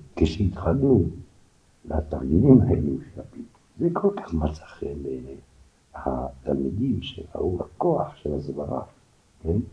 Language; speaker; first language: Hebrew; non-native, fluent; French